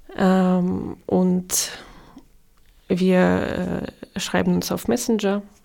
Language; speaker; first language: German; non-native, fluent; Ukrainian